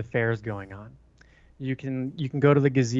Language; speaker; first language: English; native; English